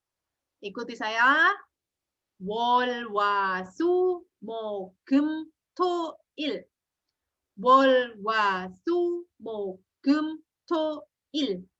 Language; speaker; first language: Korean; non-native, fluent; Indonesian